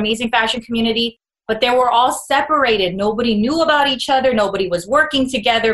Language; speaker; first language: English; native; English